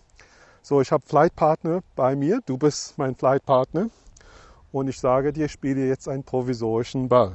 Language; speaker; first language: German; non-native, fluent; English